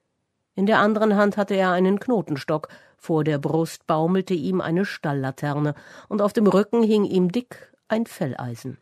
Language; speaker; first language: German; native; German